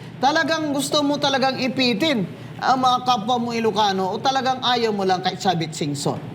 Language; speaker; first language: Filipino; non-native, local second language; Hiligaynon